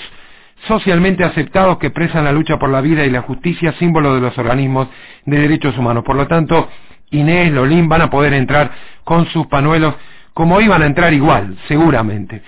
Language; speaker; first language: Spanish; native; Spanish